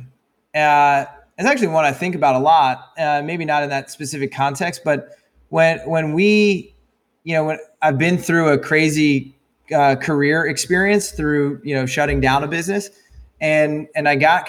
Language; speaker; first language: English; native; English